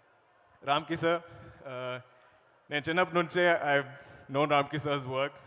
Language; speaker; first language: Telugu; non-native, learner; Malayalam